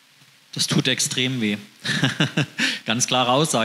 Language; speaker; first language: German; native; German